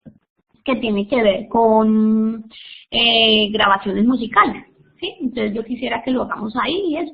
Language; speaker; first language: Spanish; native; Spanish